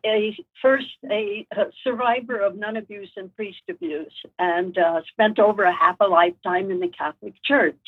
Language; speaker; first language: English; native; English